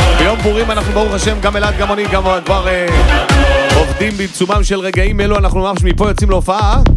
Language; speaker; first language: Hebrew; native; Hebrew